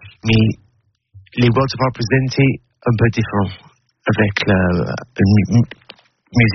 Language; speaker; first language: French; non-native, learner; English